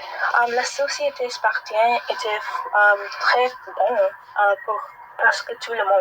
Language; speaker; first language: French; non-native, learner; English